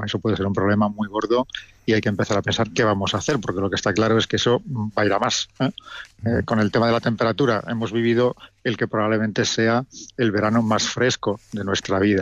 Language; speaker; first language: Spanish; native; Spanish